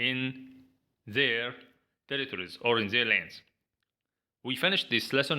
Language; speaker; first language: English; non-native, fluent; Arabic